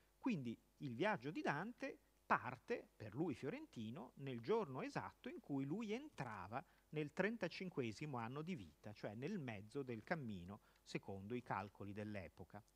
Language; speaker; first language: Italian; native; Italian